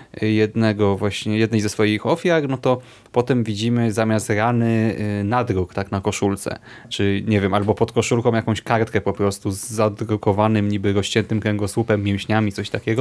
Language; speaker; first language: Polish; native; Polish